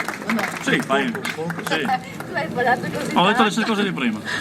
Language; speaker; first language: Italian; native; Italian